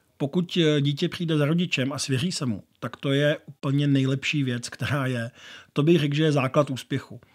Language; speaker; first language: Czech; native; Czech